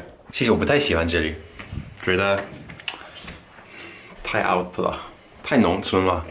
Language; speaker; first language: Chinese; non-native, fluent; English